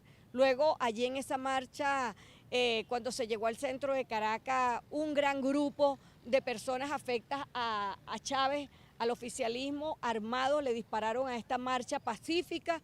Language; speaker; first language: Spanish; native; Spanish